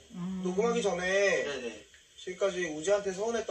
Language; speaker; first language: Korean; native; Korean